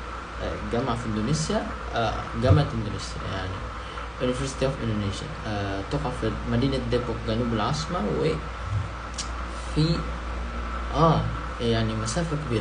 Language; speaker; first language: Arabic; non-native, fluent; Indonesian